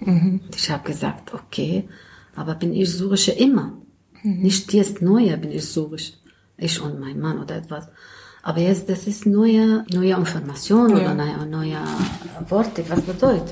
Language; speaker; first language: German; non-native, learner; Arabic